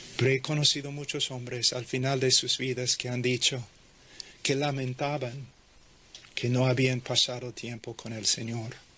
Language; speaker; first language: Spanish; non-native, fluent; English